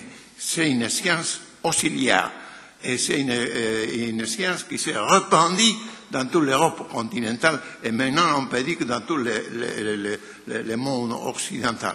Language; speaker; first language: French; non-native, fluent; Spanish